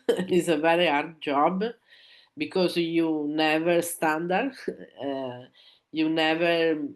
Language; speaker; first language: English; non-native, learner; Italian